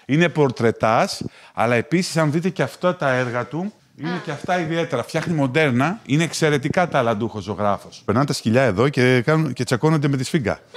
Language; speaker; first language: Greek; native; Greek